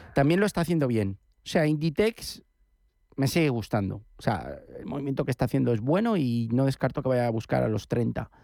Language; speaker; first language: Spanish; native; Spanish